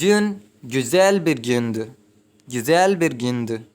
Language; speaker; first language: Turkish; non-native, fluent; Urdu